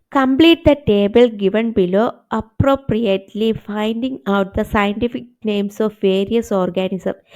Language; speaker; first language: English; non-native, local second language; Malayalam